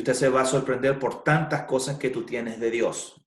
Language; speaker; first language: Spanish; native; Spanish